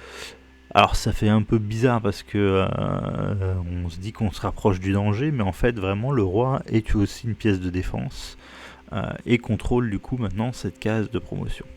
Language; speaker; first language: French; native; French